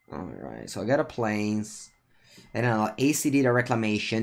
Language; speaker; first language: English; non-native, fluent; Italian